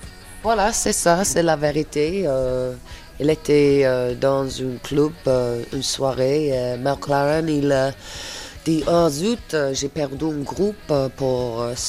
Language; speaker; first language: French; non-native, fluent; English